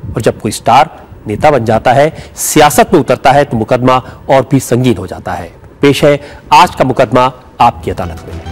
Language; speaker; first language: Hindi; native; Hindi